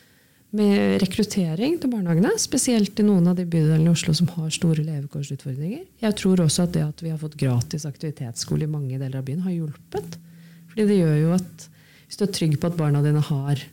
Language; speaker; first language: Norwegian; native; Norwegian